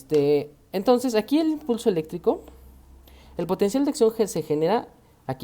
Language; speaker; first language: Spanish; native; Spanish